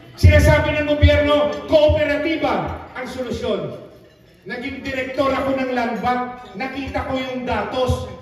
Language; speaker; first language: Filipino; non-native, local second language; Cebuano